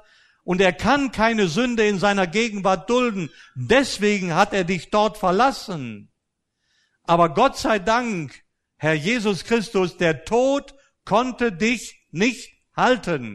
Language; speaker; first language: German; native; German